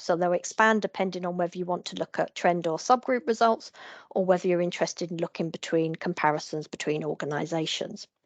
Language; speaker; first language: English; native; English